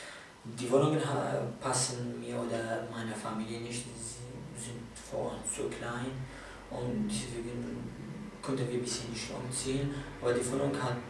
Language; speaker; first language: German; non-native, fluent; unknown